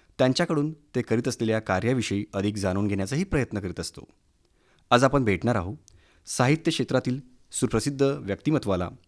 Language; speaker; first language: Marathi; native; Marathi